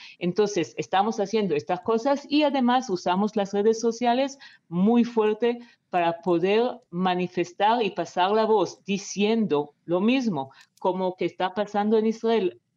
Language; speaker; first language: Spanish; non-native, fluent; Hebrew